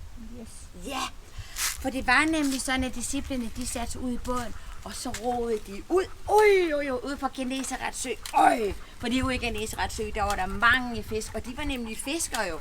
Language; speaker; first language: Danish; native; Danish